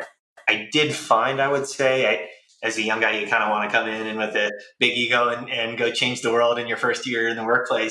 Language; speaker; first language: English; native; English